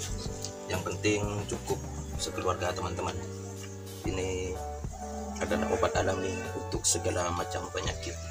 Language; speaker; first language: Indonesian; native; Indonesian